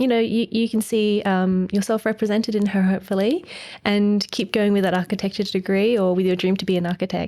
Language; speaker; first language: English; native; English